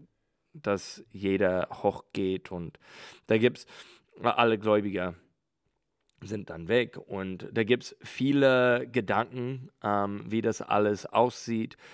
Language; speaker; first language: German; non-native, learner; English